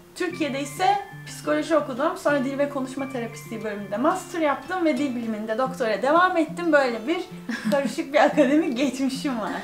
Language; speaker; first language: Turkish; native; Turkish